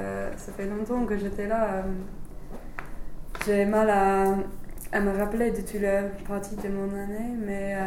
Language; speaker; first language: French; non-native, fluent; English